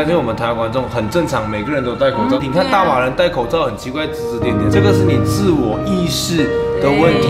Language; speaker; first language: Chinese; native; Chinese